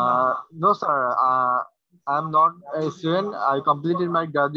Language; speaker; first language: English; non-native, learner; Bangla